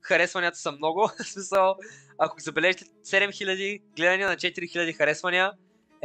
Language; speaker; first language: Bulgarian; native; Bulgarian